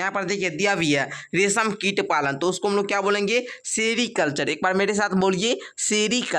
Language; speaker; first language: Hindi; native; Hindi